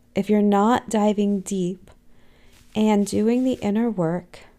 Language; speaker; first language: English; native; English